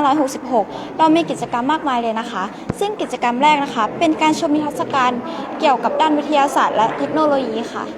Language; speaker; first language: Thai; native; Thai